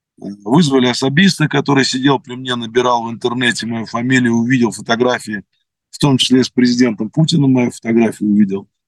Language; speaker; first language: Russian; native; Russian